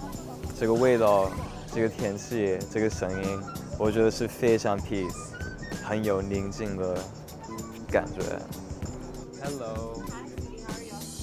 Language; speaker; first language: Chinese; non-native, fluent; English